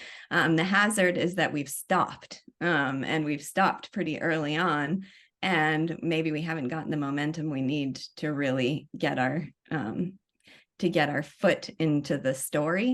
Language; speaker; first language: English; native; English